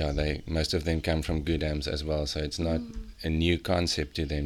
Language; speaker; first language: English; non-native, local second language; Afrikaans